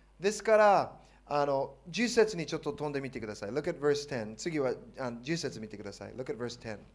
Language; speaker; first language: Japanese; non-native, fluent; English